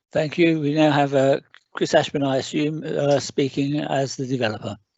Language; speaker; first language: English; native; English